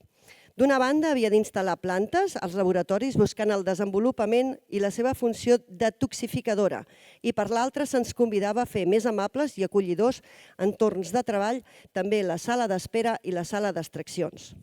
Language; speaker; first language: Catalan; native; Catalan